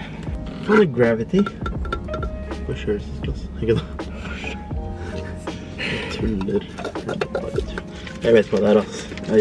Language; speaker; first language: Norwegian; early bilingual, other home language; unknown